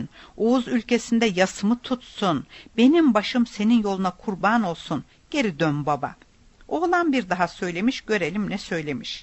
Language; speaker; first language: Turkish; native; Turkish